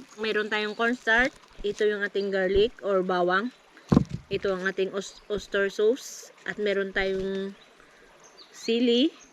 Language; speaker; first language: Filipino; native; Filipino